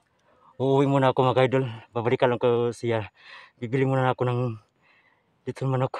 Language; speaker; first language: Filipino; non-native, local second language; Cebuano